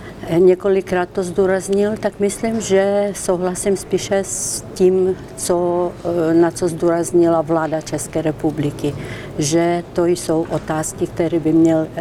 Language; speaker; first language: Czech; non-native, fluent; Ukrainian